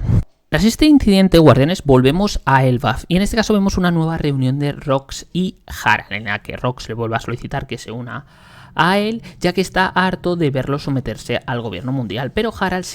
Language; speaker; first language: Spanish; native; Spanish